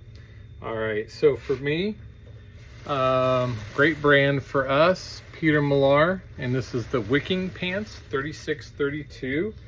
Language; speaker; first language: English; native; English